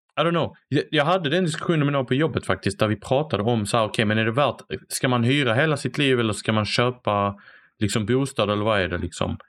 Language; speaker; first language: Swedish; native; Swedish